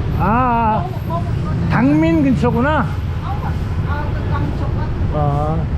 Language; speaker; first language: Korean; native; Korean